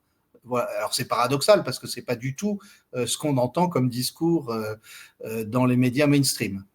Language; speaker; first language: French; native; French